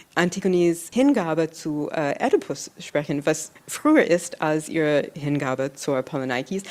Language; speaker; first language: German; non-native, fluent; English